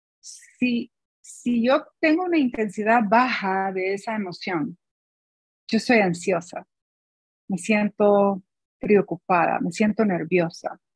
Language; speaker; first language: Spanish; native; Spanish